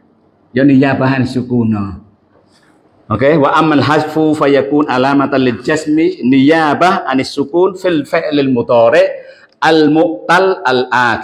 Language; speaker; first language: Arabic; non-native, fluent; Western Cham